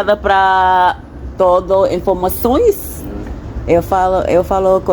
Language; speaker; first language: Portuguese; non-native, learner; English